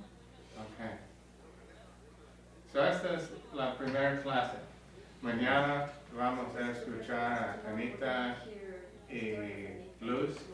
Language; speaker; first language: Spanish; non-native, learner; English